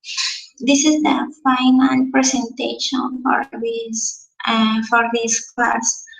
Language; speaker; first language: English; non-native, learner; Spanish